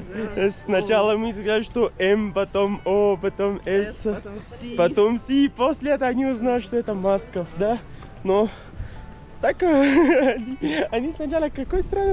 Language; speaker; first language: Russian; non-native, learner; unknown